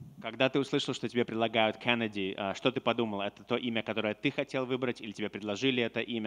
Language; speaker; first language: Russian; native; Russian